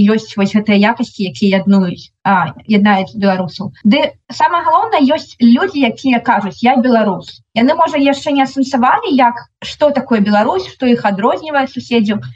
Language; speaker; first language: Belarusian; non-native, local second language; Russian